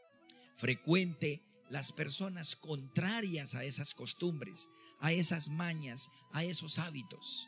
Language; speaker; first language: Spanish; native; Spanish